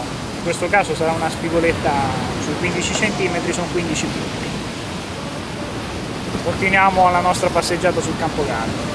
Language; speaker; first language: Italian; native; Italian